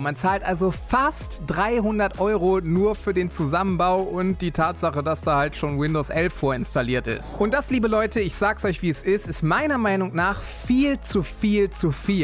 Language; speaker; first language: German; native; German